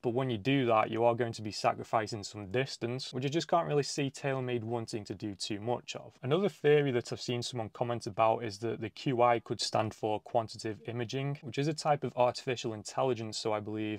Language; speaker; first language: English; native; English